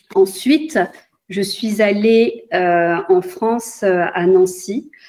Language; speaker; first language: French; non-native, local second language; Arabic